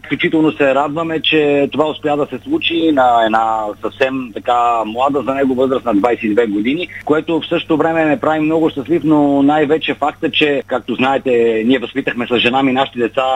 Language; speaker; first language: Bulgarian; native; Bulgarian